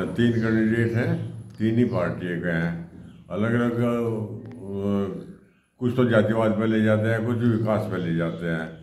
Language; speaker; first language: Hindi; native; Hindi